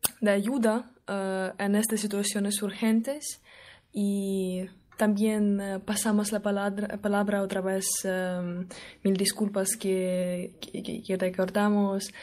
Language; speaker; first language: Spanish; non-native, learner; Russian